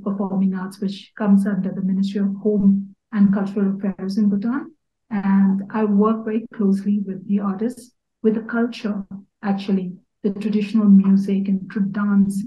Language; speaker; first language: English; non-native, local second language; Kachhi